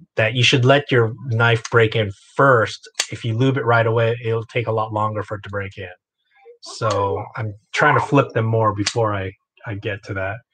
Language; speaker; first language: English; native; English